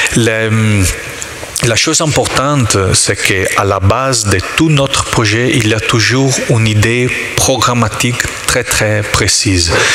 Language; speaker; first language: French; non-native, learner; Italian